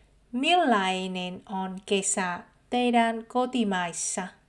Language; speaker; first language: Finnish; non-native, fluent; Vietnamese